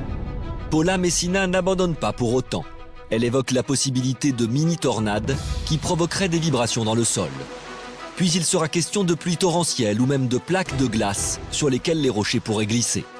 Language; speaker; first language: French; native; French